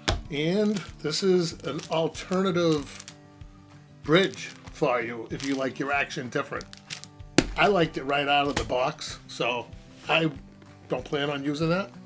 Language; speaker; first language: English; native; English